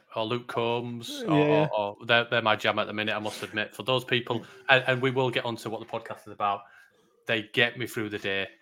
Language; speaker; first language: English; native; English